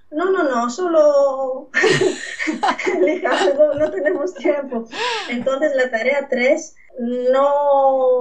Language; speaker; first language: Spanish; non-native, fluent; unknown